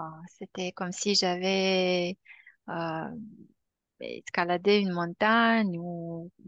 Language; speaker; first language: French; non-native, fluent; Romanian